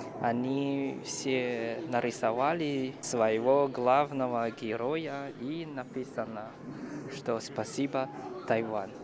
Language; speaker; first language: Russian; non-native, fluent; Chinese